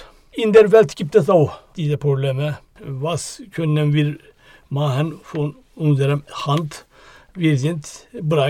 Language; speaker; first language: German; non-native, learner; Turkish